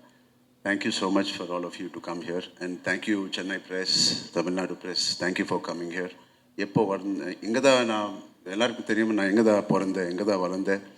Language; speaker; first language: Tamil; non-native, local second language; Telugu